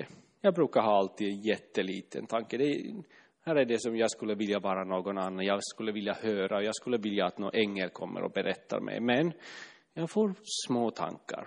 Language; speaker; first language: Swedish; non-native, fluent; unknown